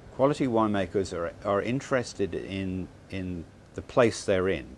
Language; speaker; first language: English; native; English